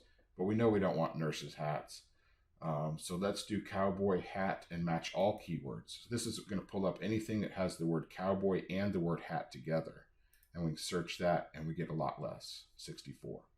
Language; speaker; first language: English; native; English